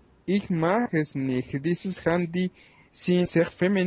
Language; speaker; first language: German; non-native, learner; Spanish